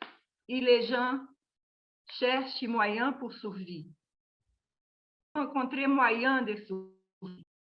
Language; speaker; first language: French; non-native, learner; Portuguese